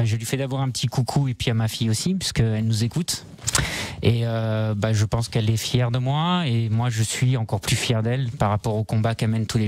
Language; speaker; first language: French; native; French